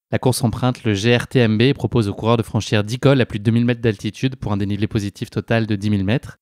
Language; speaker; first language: French; native; French